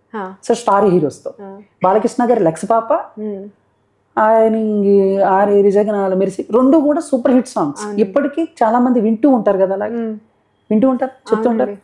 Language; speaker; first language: Telugu; native; Telugu